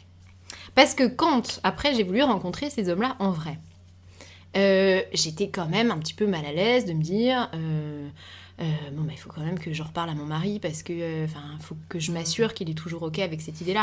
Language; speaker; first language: French; native; French